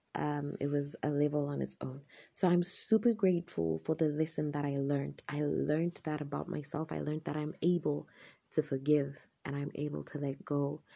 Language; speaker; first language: English; non-native, local second language; Shona